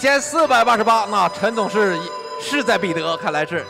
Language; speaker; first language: Chinese; native; Chinese